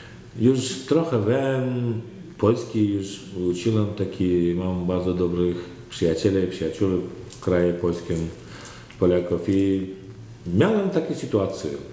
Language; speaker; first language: Polish; non-native, learner; Turkmen